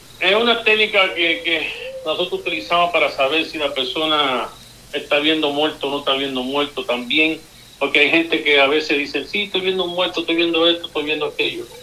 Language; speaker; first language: Spanish; early bilingual, heritage; Spanish